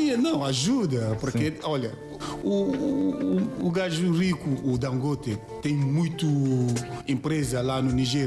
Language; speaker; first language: Portuguese; non-native, learner; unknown